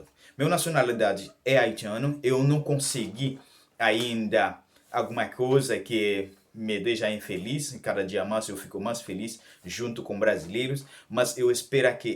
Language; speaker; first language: Portuguese; non-native, learner; Haitian Creole